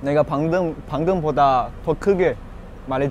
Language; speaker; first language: Korean; non-native, learner; Chinese